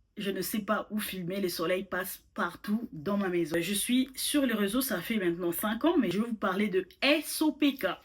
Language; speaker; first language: French; non-native, local second language; Lingala